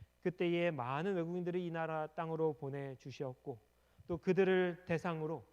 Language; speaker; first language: Korean; native; Korean